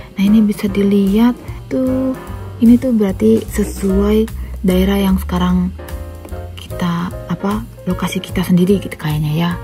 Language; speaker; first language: Indonesian; native; Indonesian